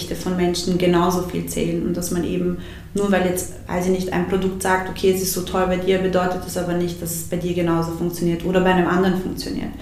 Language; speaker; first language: German; early bilingual, other home language; Bosnian